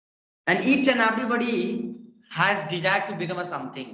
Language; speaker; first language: English; non-native, learner; Bhojpuri